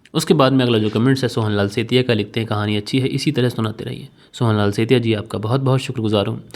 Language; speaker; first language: Hindi; native; Hindi